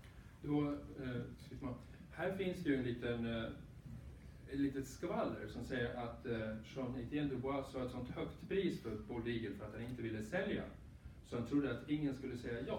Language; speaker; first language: Swedish; native; Swedish